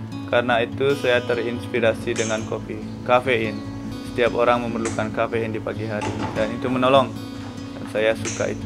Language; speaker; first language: Indonesian; non-native, local second language; Balinese